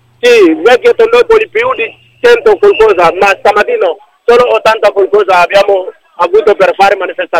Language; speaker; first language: Italian; non-native, learner; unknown